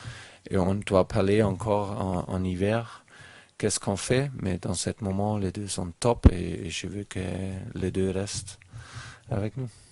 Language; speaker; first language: French; non-native, learner; German